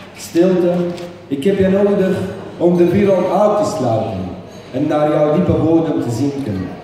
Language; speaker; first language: Dutch; non-native, fluent; Arabic